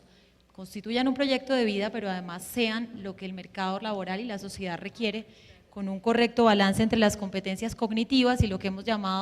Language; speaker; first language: Spanish; native; Spanish